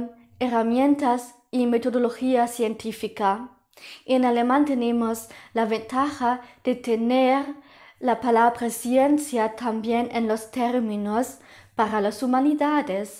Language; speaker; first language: Spanish; non-native, fluent; German